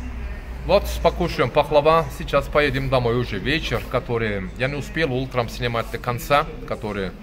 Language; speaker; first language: Russian; non-native, learner; Turkish